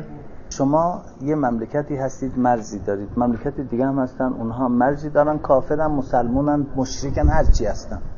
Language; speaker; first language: Persian; native; Persian